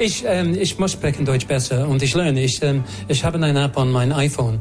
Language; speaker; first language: German; non-native, learner; English